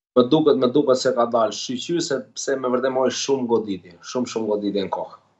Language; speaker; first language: Albanian; native; Albanian